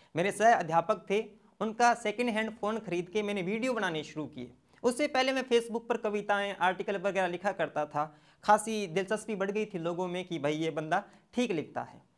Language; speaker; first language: Hindi; native; Hindi